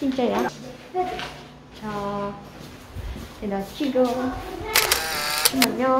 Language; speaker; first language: Korean; non-native, learner; Filipino